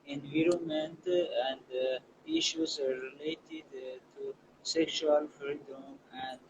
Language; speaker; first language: English; non-native, learner; Persian